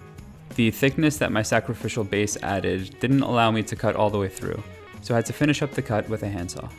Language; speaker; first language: English; native; English